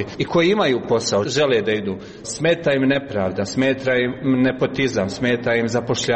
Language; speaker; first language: Croatian; native; Croatian